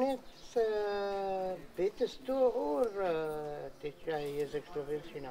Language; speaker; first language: Slovenian; non-native, learner; Arabic